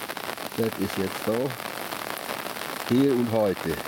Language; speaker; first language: German; non-native, learner; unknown